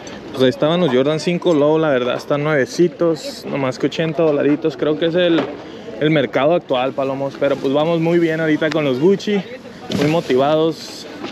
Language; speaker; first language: Spanish; native; Spanish